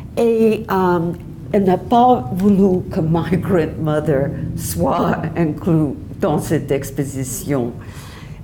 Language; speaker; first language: French; non-native, fluent; English